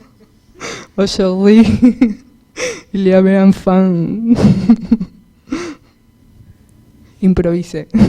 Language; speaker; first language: French; non-native, fluent; Spanish